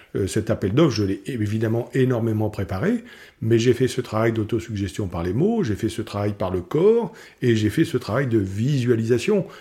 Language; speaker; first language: French; native; French